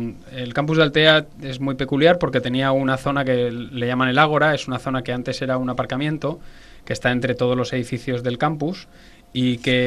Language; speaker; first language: Spanish; native; Spanish